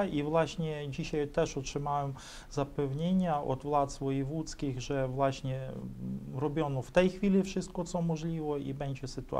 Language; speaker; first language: Polish; non-native, fluent; Ukrainian